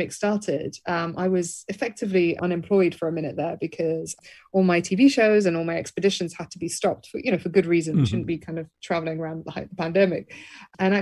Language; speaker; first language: English; native; English